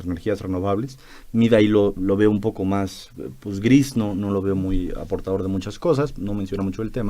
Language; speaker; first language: Spanish; native; Spanish